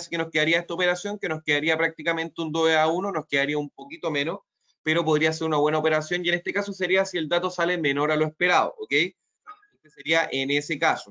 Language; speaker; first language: Spanish; native; Spanish